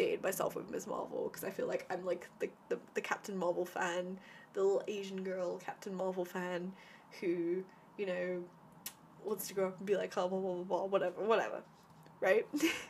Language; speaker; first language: English; native; English